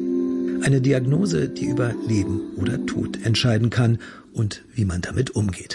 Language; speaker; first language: German; native; German